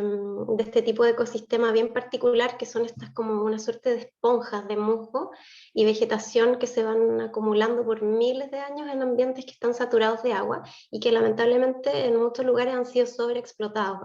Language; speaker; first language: Spanish; native; Spanish